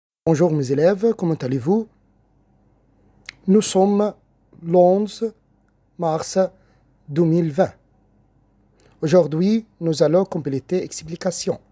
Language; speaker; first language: French; non-native, fluent; Arabic